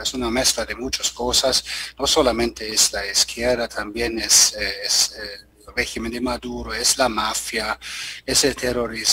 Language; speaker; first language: Spanish; non-native, learner; German